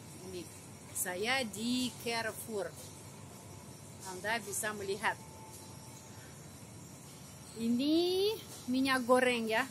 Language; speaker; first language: Indonesian; non-native, fluent; Russian